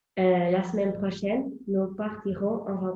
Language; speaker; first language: French; non-native, learner; Portuguese